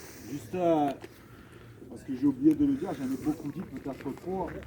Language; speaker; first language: French; native; French